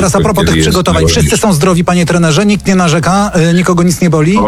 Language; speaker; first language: Polish; native; Polish